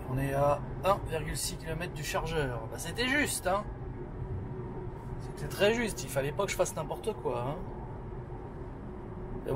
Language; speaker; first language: French; native; French